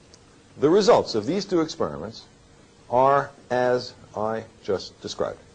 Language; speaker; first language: English; native; English